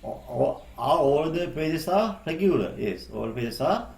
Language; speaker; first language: English; non-native, local second language; Sinhala